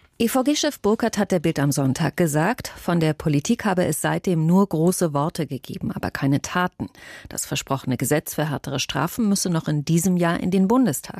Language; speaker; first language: German; native; German